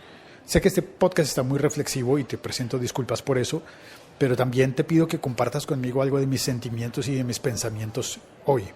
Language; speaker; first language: Spanish; native; Spanish